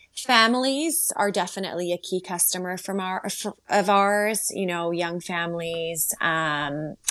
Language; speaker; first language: English; early bilingual, other home language; Slovak